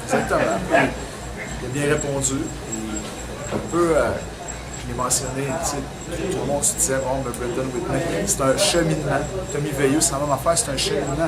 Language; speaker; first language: French; native; French